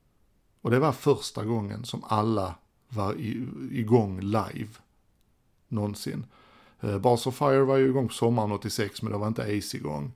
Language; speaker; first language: Swedish; native; Swedish